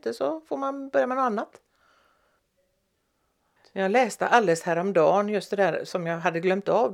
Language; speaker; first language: Swedish; native; Swedish